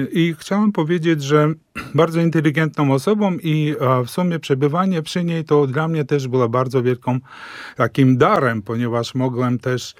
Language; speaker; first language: Polish; non-native, fluent; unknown